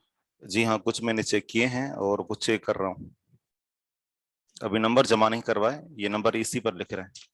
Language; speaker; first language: Urdu; native; Urdu